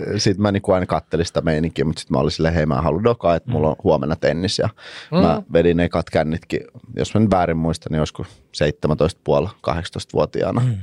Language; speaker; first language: Finnish; early bilingual, other home language; Russian